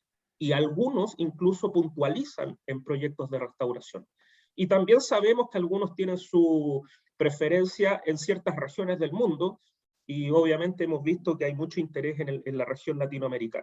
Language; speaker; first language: Spanish; native; Spanish